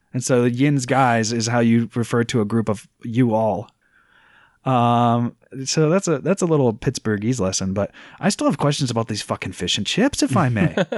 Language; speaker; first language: English; native; English